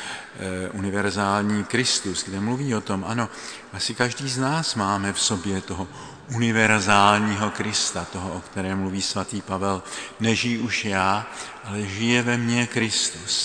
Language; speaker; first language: Czech; native; Czech